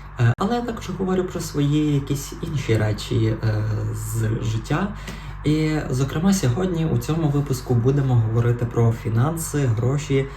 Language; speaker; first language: Ukrainian; non-native, local second language; Russian